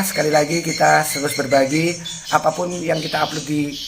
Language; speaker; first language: Indonesian; native; Indonesian